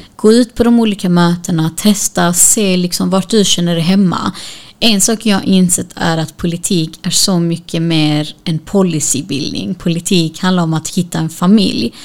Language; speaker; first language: Swedish; early bilingual, other home language; Kurdish